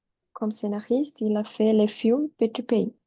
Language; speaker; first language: French; non-native, learner; Portuguese